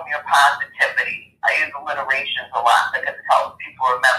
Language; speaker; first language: English; native; English